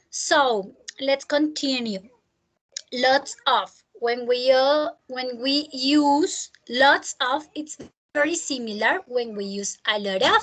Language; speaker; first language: English; non-native, fluent; Spanish